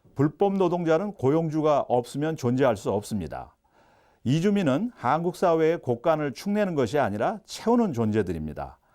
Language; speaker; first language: Korean; native; Korean